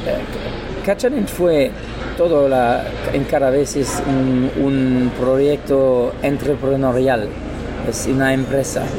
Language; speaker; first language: Spanish; non-native, learner; French